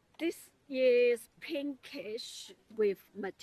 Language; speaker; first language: English; non-native, learner; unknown